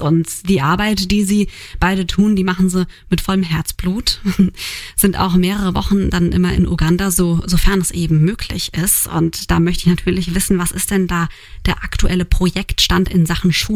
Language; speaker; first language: German; native; German